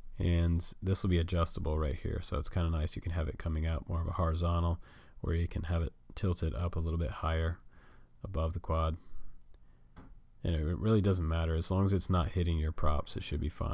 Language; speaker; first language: English; native; English